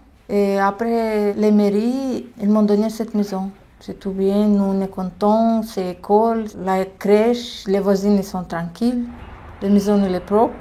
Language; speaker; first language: French; non-native, learner; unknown